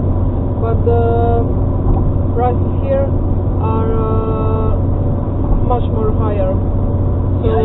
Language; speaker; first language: English; non-native, fluent; Croatian